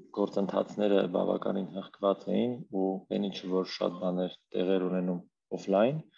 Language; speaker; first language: Armenian; native; Armenian